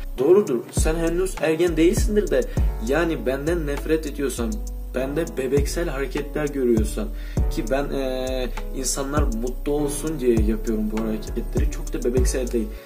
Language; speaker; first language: Turkish; non-native, fluent; Russian